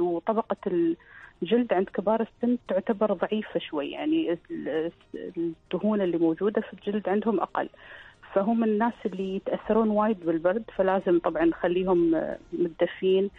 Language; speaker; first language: Arabic; native; Arabic